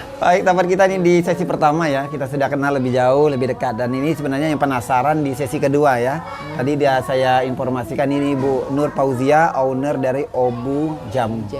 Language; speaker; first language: Indonesian; native; Indonesian